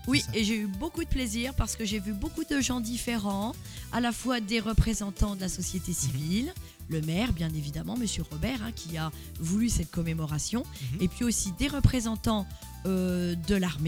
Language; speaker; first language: French; native; French